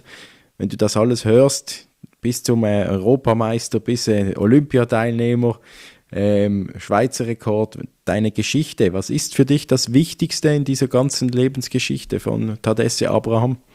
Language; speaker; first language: German; native; German